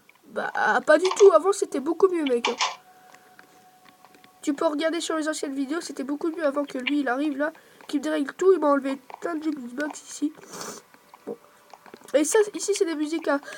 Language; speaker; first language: French; native; French